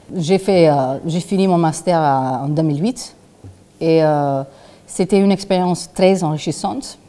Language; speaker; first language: French; non-native, fluent; Albanian